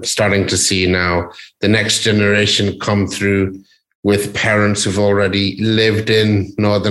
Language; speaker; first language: English; native; English